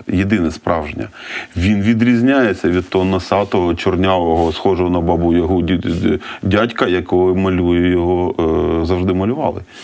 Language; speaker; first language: Ukrainian; non-native, local second language; Russian